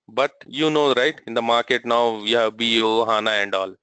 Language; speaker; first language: English; non-native, local second language; Telugu